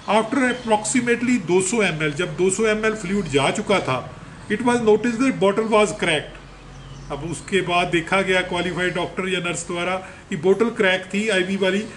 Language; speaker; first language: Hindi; non-native, local second language; Punjabi